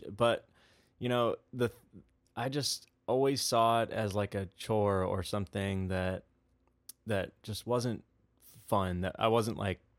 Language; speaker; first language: English; native; English